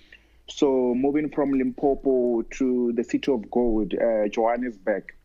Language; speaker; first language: English; non-native, local second language; Northern Sotho